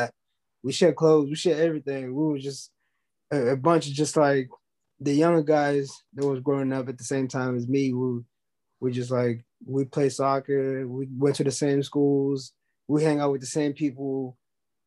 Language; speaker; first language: English; non-native, local second language; Zulu